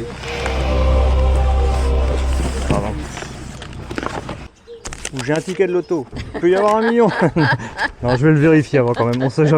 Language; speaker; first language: French; native; French